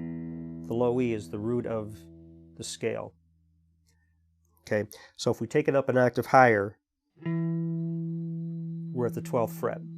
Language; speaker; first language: English; native; English